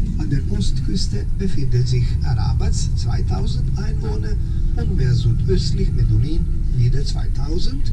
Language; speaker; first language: German; non-native, fluent; Croatian